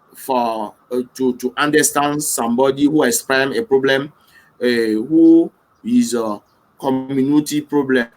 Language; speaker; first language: English; non-native, learner; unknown